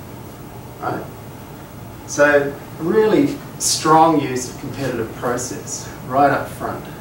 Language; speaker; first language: English; native; English